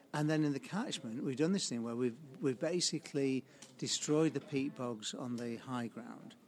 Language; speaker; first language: English; native; English